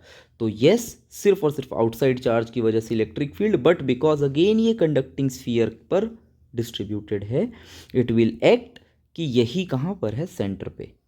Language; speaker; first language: Hindi; native; Hindi